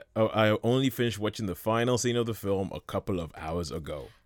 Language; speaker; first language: English; non-native, local second language; Yoruba